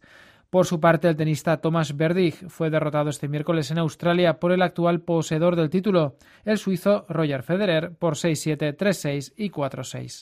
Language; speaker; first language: Spanish; native; Spanish